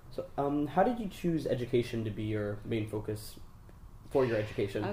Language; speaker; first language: English; native; English